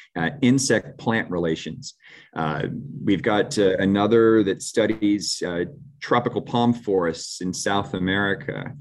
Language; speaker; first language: English; native; English